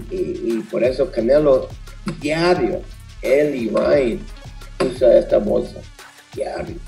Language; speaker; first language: Spanish; early bilingual, heritage; Spanish